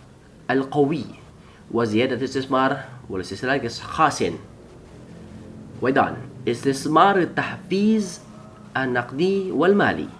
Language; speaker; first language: Arabic; non-native, fluent; Indonesian